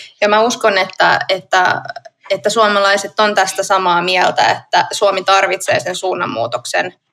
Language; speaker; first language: Finnish; native; Finnish